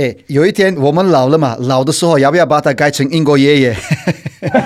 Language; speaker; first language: Chinese; non-native, fluent; Turkish